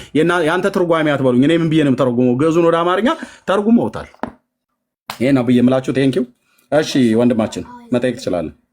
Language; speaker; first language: Amharic; native; Amharic